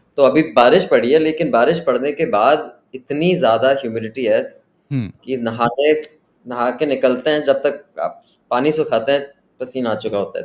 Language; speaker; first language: Hindi; native; Hindi